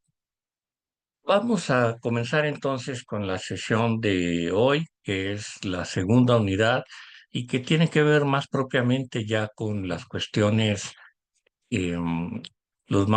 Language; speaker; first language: Spanish; native; Spanish